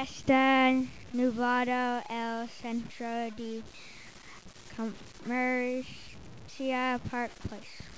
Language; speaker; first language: Spanish; non-native, learner; English